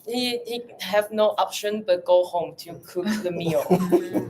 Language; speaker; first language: English; non-native, learner; Chinese